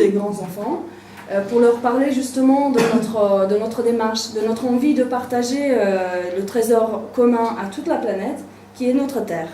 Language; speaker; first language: French; native; French